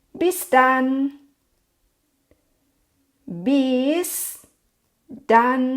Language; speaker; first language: German; non-native, fluent; Thai